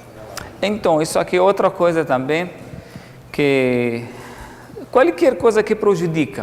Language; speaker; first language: Portuguese; non-native, fluent; Arabic